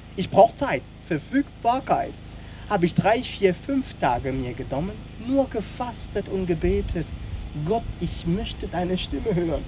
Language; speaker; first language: German; non-native, fluent; French